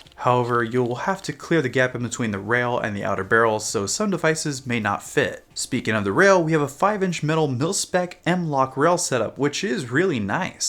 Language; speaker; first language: English; native; English